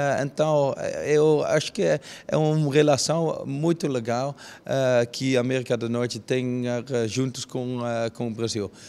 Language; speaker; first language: Portuguese; non-native, learner; Dutch